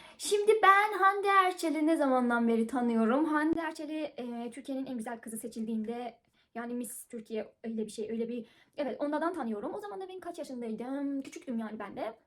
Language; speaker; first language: Turkish; non-native, fluent; Persian